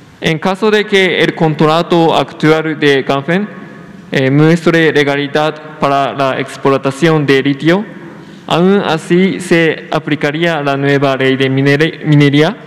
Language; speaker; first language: Spanish; non-native, fluent; Japanese